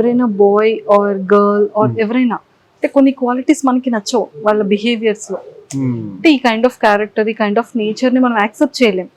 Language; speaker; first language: Telugu; native; Telugu